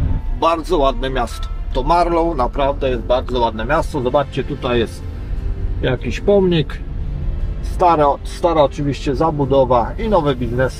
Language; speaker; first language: Polish; native; Polish